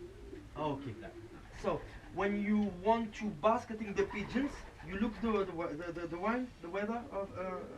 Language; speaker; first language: English; non-native, learner; French